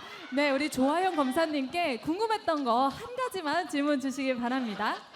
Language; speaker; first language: Korean; native; Korean